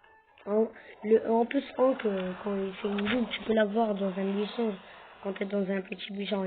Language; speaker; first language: French; native; French